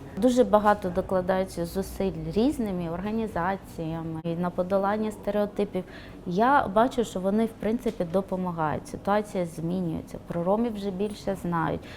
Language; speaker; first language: Ukrainian; non-native, local second language; Romany